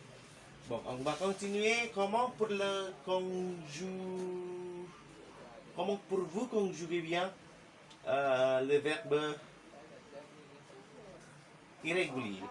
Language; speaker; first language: French; non-native, learner; Indonesian